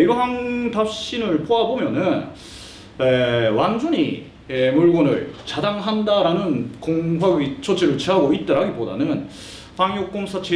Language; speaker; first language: Korean; early bilingual, heritage; Korean